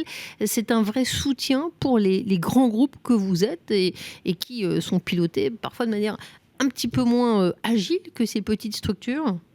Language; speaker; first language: French; native; French